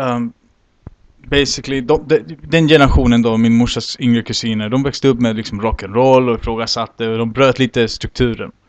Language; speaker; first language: Swedish; native; Swedish